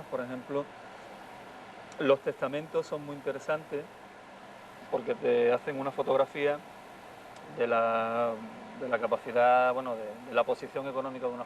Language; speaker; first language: Spanish; native; Spanish